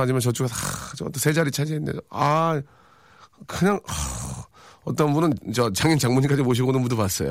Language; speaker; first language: Korean; native; Korean